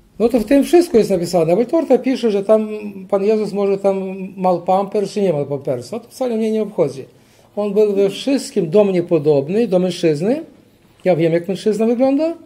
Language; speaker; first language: Polish; early bilingual, heritage; Polish